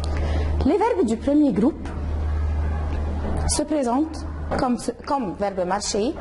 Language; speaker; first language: French; non-native, fluent; Arabic